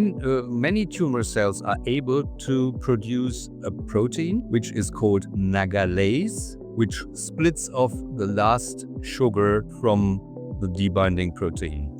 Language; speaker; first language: English; non-native, fluent; German